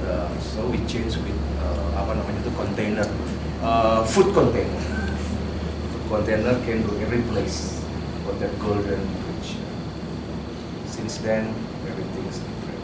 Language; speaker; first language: English; non-native, learner; Indonesian